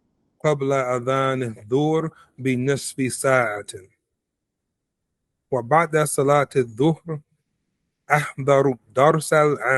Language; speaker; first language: Arabic; non-native, learner; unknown